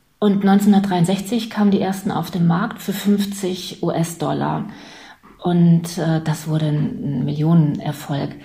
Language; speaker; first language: German; native; German